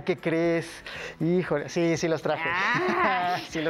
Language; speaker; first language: Spanish; native; Spanish